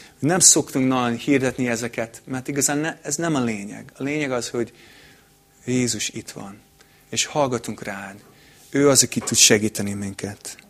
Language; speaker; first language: Hungarian; non-native, fluent; English